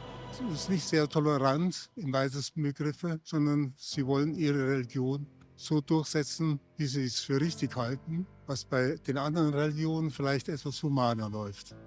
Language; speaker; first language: German; native; German